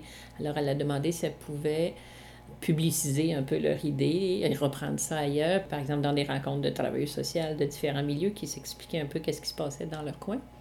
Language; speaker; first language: French; native; French